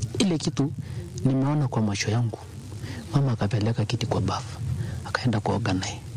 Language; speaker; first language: Swahili; non-native, local second language; Masai